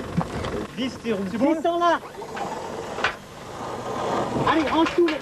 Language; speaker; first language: French; native; French